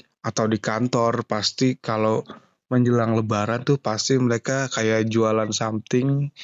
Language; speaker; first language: Indonesian; native; Indonesian